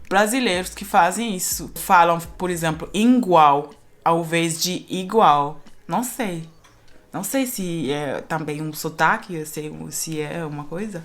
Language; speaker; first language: Portuguese; non-native, fluent; Spanish